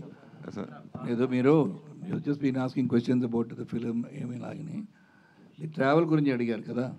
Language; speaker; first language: Telugu; non-native, learner; Tamil